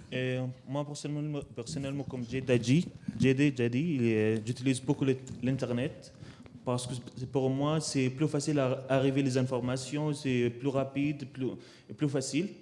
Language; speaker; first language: French; non-native, learner; Arabic